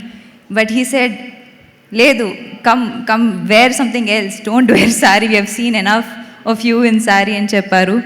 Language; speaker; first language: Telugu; non-native, learner; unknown